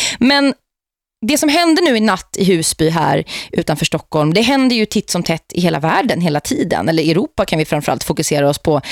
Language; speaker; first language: Swedish; native; Swedish